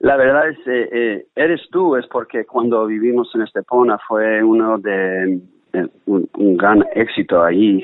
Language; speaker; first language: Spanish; non-native, learner; English